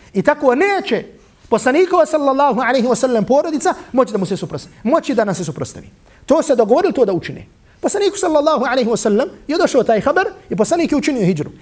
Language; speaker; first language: Bosnian; native; Bosnian